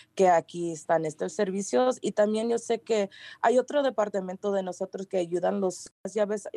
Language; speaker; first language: Spanish; early bilingual, heritage; Spanish